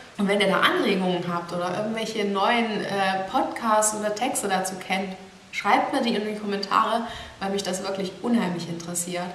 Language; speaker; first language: German; native; German